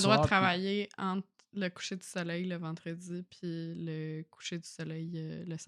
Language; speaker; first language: French; native; French